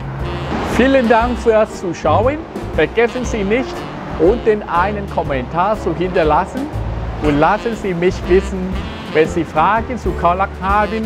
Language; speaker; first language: German; non-native, learner; Thai